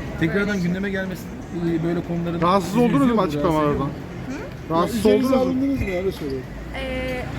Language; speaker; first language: Turkish; native; Turkish